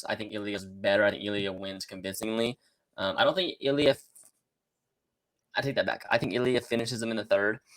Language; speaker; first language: English; native; English